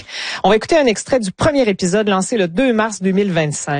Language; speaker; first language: French; native; French